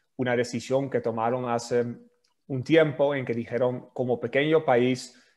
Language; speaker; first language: Spanish; non-native, fluent; Dutch